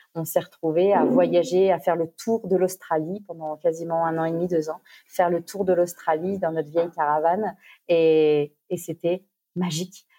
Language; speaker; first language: French; native; French